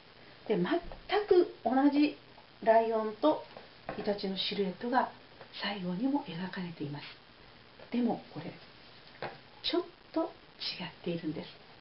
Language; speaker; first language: Japanese; native; Japanese